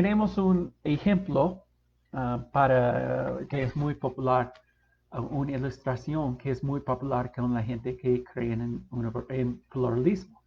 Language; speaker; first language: Spanish; non-native, fluent; English